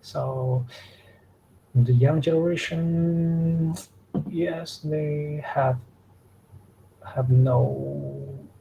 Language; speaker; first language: English; non-native, learner; Chinese